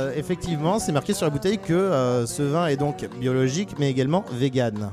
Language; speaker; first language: French; native; French